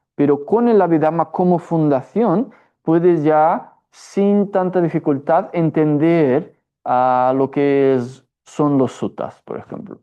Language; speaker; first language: Spanish; non-native, fluent; Portuguese